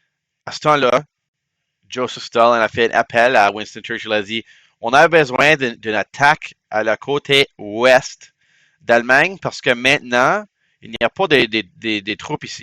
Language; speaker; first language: French; non-native, local second language; English